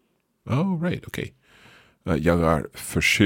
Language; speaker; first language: Swedish; non-native, learner; English